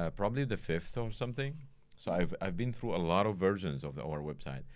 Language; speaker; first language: English; non-native, fluent; Arabic